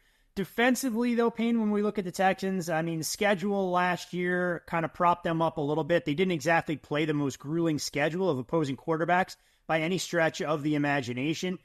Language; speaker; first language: English; native; English